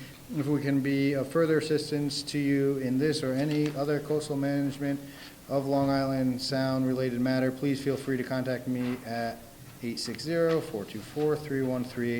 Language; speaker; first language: English; native; English